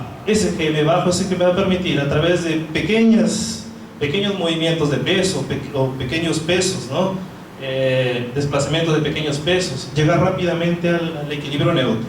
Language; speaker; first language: Spanish; non-native, fluent; Portuguese